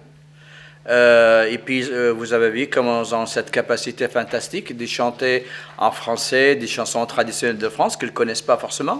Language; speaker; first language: French; non-native, fluent; Arabic